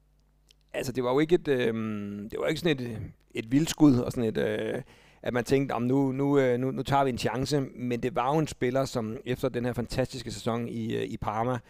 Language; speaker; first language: Danish; native; Danish